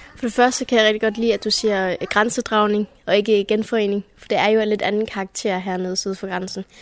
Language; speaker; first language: Danish; early bilingual, heritage; Danish